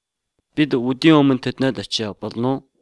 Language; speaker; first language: Mongolian; native; Mongolian